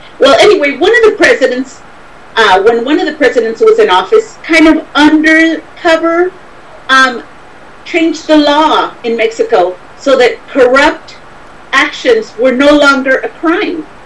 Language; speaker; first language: English; native; English